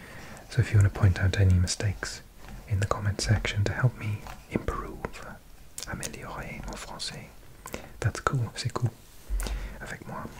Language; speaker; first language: French; non-native, learner; English